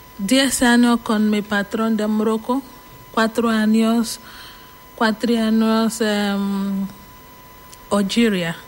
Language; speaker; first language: Spanish; non-native, learner; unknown